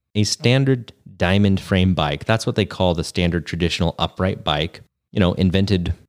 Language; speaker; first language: English; native; English